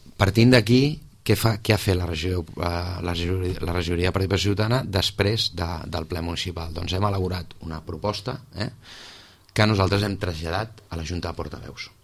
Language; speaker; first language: Catalan; native; Catalan